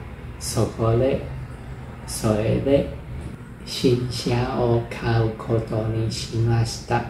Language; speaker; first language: Japanese; non-native, fluent; Chinese